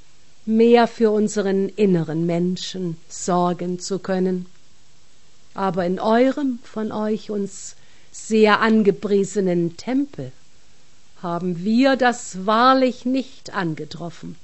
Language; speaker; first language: German; native; German